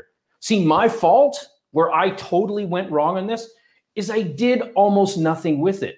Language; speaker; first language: English; native; English